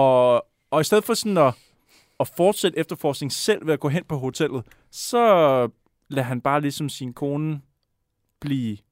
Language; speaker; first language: Danish; native; Danish